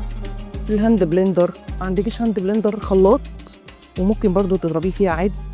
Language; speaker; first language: Arabic; native; Arabic